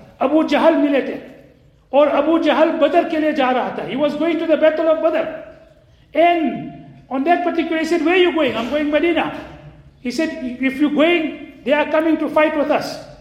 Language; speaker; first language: English; native; English